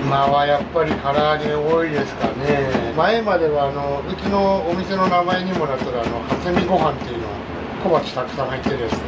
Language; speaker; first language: Japanese; native; Japanese